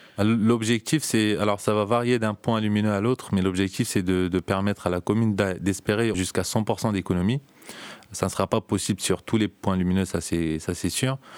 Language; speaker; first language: French; early bilingual, other home language; Turkish